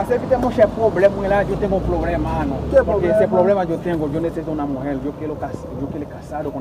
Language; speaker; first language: Spanish; non-native, learner; Haitian Creole